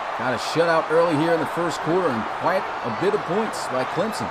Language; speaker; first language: English; native; English